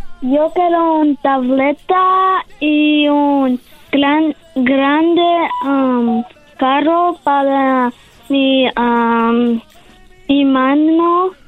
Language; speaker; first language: Spanish; early bilingual, heritage; Spanish